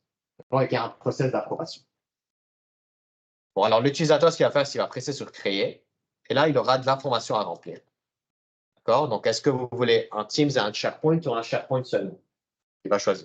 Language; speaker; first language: French; native; French